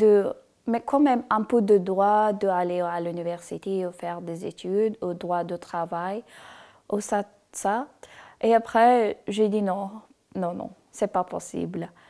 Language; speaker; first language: French; non-native, learner; Persian